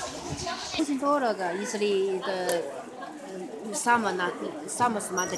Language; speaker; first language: Russian; non-native, learner; Chinese